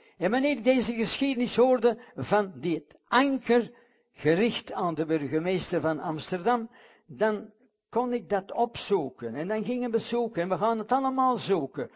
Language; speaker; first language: Dutch; non-native, fluent; English